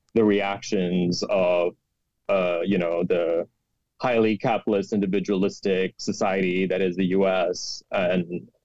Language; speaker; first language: English; non-native, local second language; Urdu